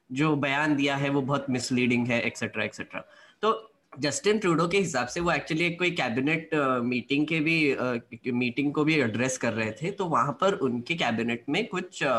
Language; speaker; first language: Hindi; non-native, local second language; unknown